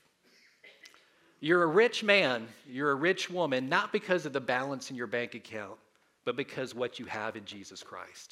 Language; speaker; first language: English; native; English